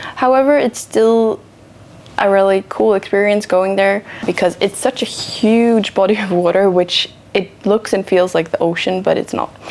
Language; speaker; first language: English; non-native, fluent; Swedish